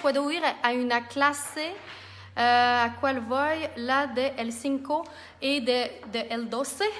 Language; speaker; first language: Spanish; non-native, learner; French